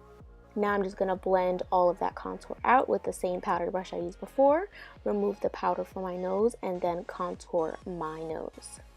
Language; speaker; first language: English; native; English